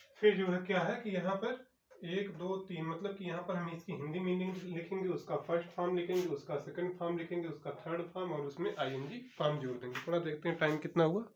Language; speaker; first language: Hindi; native; Hindi